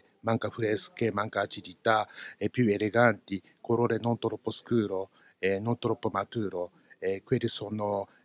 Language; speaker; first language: Italian; non-native, learner; Japanese